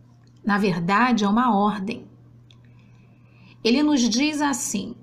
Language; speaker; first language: Portuguese; native; Portuguese